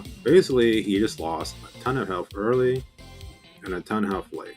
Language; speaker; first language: English; native; English